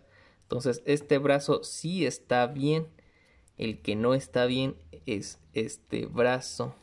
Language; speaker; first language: Spanish; native; Spanish